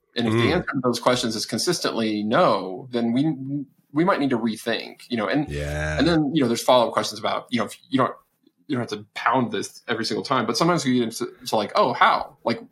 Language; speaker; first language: English; native; English